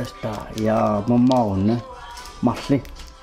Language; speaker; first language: Danish; non-native, local second language; Kalaallisut